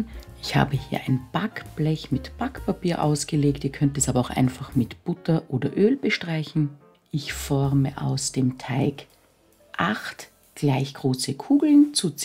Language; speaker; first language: German; native; German